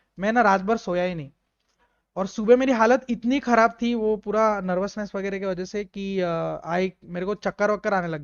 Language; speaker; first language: Hindi; native; Hindi